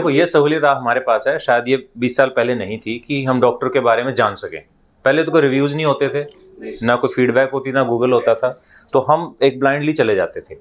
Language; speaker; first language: Hindi; native; Hindi